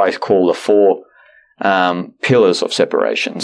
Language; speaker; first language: English; native; English